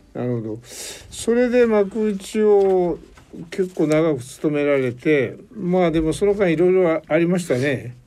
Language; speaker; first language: Japanese; native; Japanese